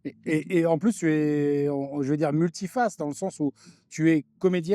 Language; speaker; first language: French; native; French